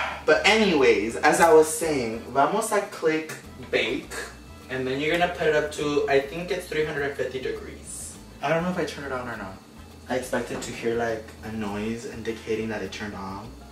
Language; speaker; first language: English; early bilingual, other home language; Spanish